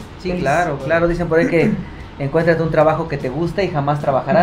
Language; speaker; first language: Spanish; native; Spanish